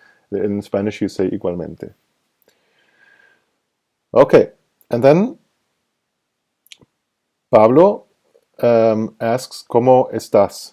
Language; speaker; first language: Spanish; non-native, fluent; English